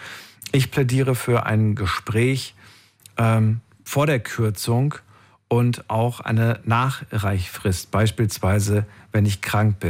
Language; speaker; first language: German; native; German